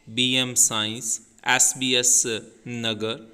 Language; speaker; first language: English; non-native, local second language; Punjabi